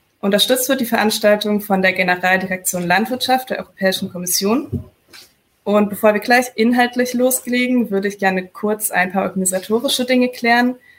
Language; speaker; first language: German; native; German